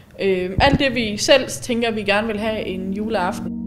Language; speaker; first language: Danish; native; Danish